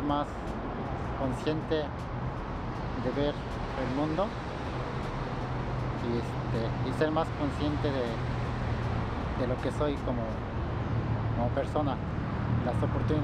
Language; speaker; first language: Spanish; native; Spanish